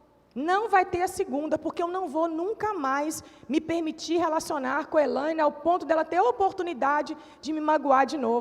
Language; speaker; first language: Portuguese; native; Portuguese